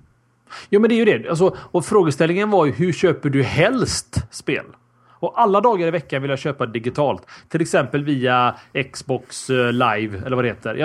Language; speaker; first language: Swedish; native; Swedish